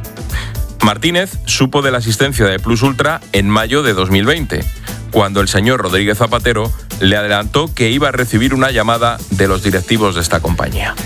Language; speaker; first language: Spanish; native; Spanish